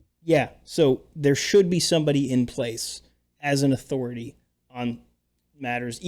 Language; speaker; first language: English; native; English